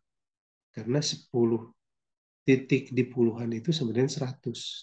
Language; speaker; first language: Indonesian; native; Indonesian